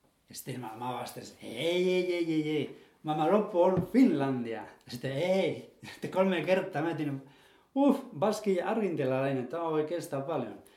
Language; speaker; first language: Finnish; non-native, fluent; Spanish